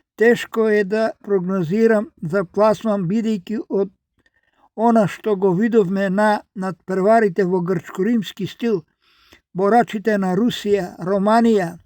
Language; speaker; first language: Macedonian; native; Macedonian